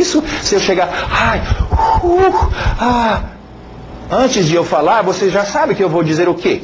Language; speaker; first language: Portuguese; native; Portuguese